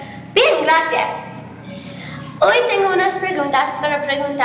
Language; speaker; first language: Spanish; non-native, learner; English